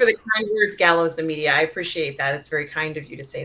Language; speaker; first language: English; native; English